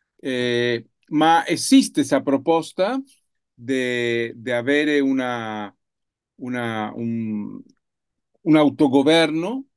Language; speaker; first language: Italian; non-native, learner; Spanish